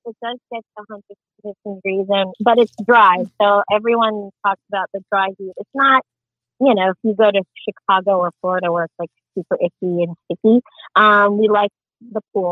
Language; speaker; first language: English; early bilingual, other home language; Filipino